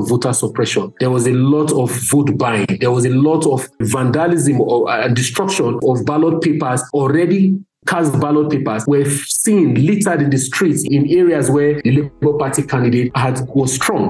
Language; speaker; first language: English; non-native, local second language; Hausa